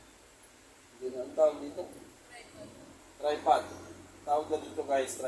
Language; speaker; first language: Filipino; native; Filipino